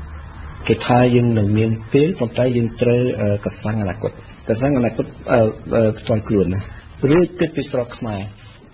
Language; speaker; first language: Khmer; early bilingual, heritage; French